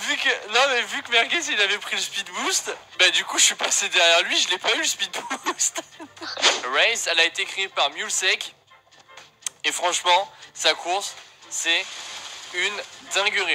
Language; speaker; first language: French; native; French